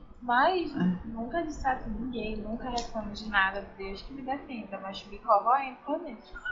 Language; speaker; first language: Portuguese; native; Portuguese